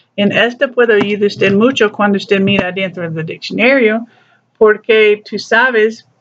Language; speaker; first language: Spanish; non-native, learner; English